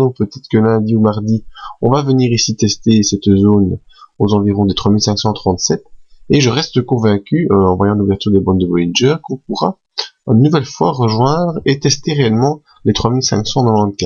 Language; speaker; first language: French; native; French